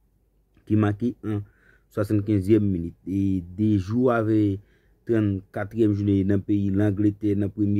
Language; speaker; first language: French; non-native, learner; Haitian Creole